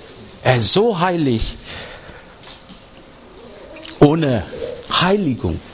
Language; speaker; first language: German; non-native, fluent; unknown